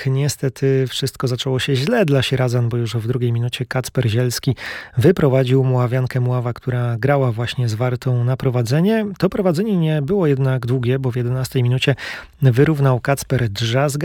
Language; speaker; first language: Polish; native; Polish